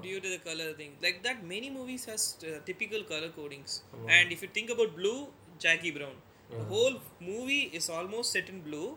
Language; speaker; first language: English; non-native, local second language; Tamil